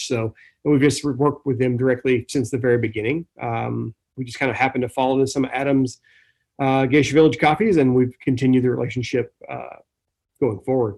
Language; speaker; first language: English; native; English